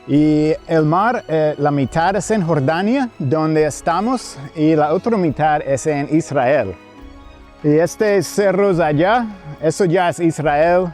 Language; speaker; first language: Spanish; non-native, fluent; English